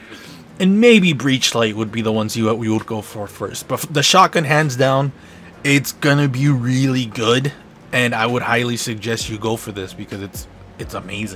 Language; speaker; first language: English; native; English